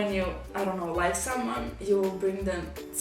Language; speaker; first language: English; non-native, fluent; Croatian